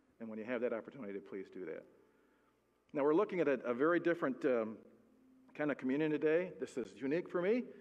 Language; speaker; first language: English; native; English